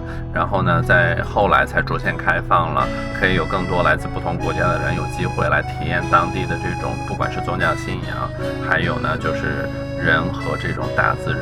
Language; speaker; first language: Chinese; native; Chinese